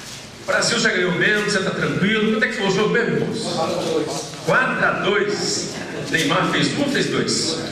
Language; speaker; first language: Portuguese; native; Portuguese